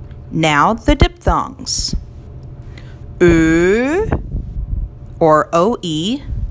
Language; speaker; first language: English; native; English